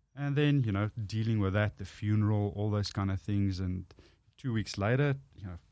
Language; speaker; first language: English; non-native, local second language; Afrikaans